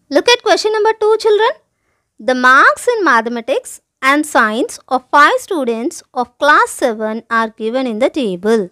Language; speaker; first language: English; non-native, local second language; Telugu